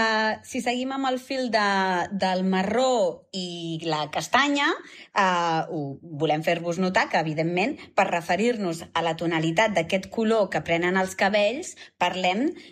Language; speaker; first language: Catalan; native; Catalan